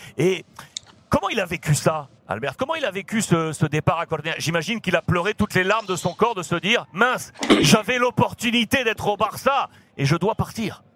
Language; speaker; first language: French; native; French